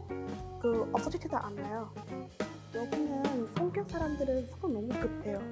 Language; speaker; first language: Korean; non-native, fluent; Vietnamese